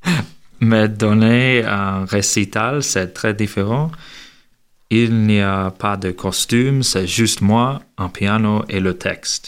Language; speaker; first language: French; non-native, learner; English